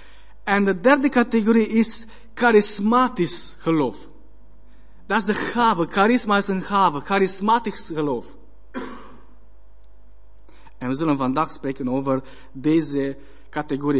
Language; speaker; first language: Dutch; non-native, learner; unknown